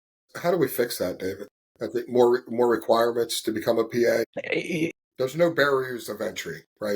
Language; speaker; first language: English; native; English